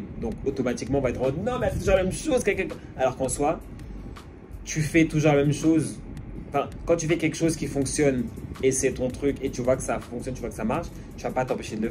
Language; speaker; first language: French; native; French